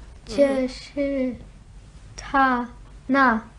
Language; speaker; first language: Chinese; non-native, learner; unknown